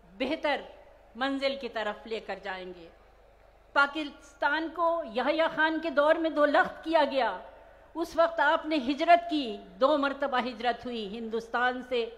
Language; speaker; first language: Urdu; native; Urdu